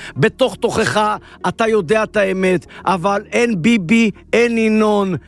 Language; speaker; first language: Hebrew; native; Hebrew